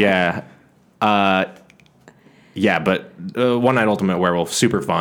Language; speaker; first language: English; native; English